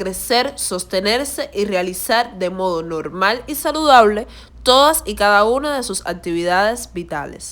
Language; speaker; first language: Spanish; native; Spanish